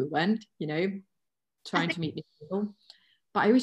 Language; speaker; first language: English; non-native, fluent; German